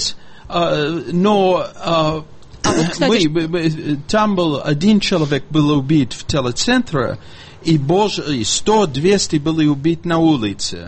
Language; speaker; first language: Russian; non-native, fluent; English